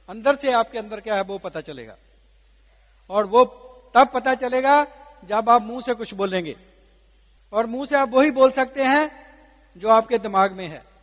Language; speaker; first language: Hindi; non-native, local second language; Punjabi